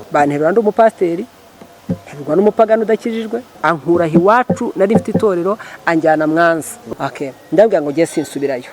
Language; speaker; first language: Kinyarwanda; early bilingual, heritage; Kinyarwanda